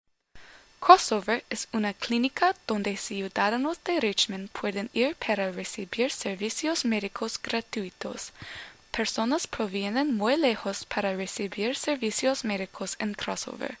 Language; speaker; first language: Spanish; non-native, learner; English